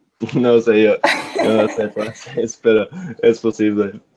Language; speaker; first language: Spanish; non-native, learner; English